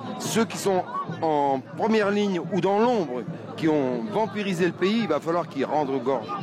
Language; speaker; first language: French; early bilingual, other home language; Arabic